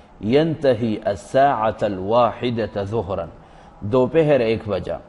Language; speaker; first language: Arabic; non-native, fluent; Urdu